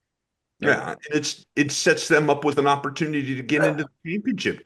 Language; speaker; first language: English; native; English